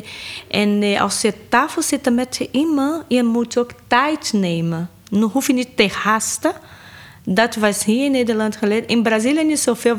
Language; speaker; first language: Dutch; non-native, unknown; Portuguese